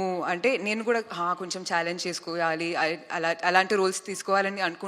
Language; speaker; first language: Telugu; non-native, fluent; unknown